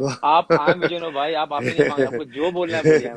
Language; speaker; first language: Hindi; native; Hindi